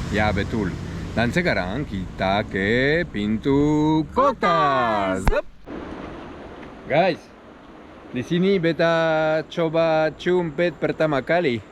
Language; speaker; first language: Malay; non-native, fluent; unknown